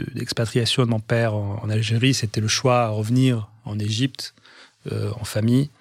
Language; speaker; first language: French; non-native, local second language; Arabic